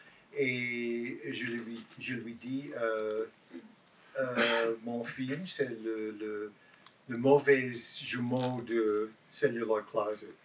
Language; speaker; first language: French; non-native, learner; English